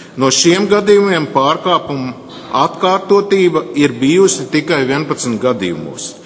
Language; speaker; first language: Latvian; native; Latvian